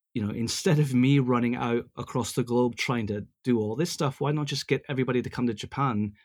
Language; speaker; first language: English; native; English